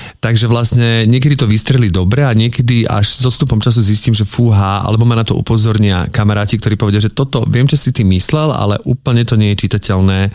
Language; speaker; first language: Slovak; native; Slovak